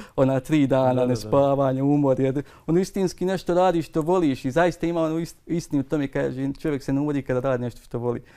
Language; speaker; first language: Bosnian; native; Bosnian